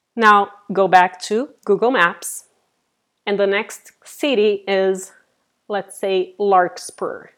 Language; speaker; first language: English; non-native, fluent; Portuguese